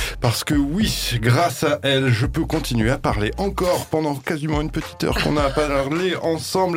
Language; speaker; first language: French; native; French